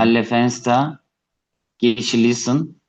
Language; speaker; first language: German; non-native, learner; Turkish